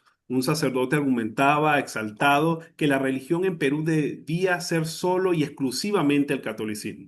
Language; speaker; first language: Spanish; native; Spanish